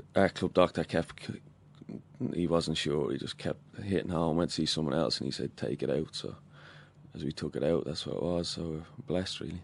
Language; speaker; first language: English; native; English